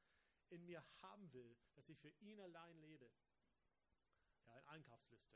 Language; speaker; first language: German; non-native, fluent; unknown